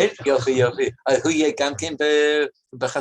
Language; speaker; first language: Hebrew; non-native, fluent; English